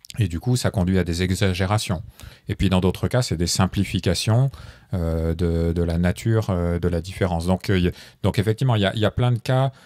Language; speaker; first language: French; native; French